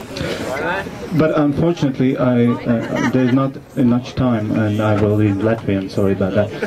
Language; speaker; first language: English; non-native, fluent; Latvian